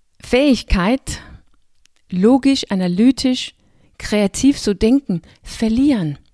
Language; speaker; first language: German; non-native, fluent; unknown